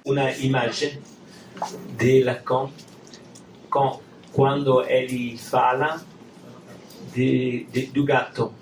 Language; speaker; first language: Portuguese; non-native, learner; French